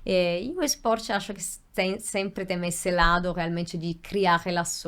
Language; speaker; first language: Portuguese; non-native, fluent; Italian